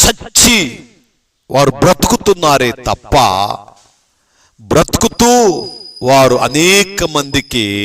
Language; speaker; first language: Telugu; native; Telugu